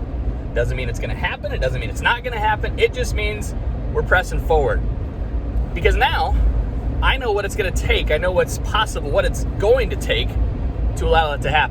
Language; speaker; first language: English; native; English